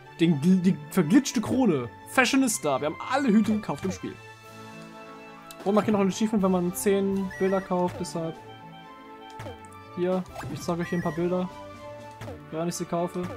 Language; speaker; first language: German; native; German